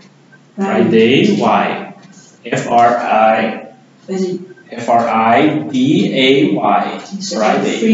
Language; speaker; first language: English; non-native, fluent; Portuguese